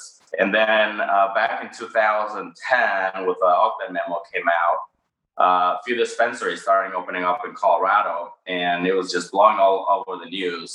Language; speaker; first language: English; non-native, fluent; Spanish